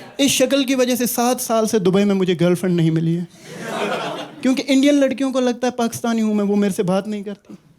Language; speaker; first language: Hindi; non-native, local second language; Kashmiri